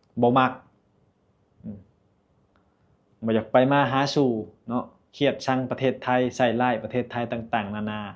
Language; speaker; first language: Thai; non-native, local second language; Lao